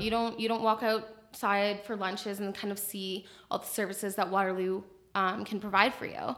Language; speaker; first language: English; native; English